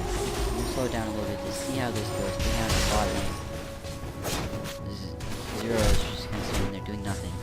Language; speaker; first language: English; native; English